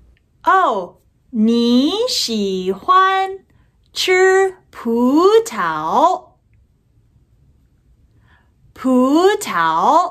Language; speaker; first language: Chinese; non-native, fluent; English